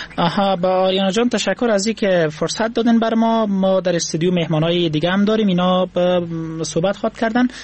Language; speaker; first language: Persian; native; Persian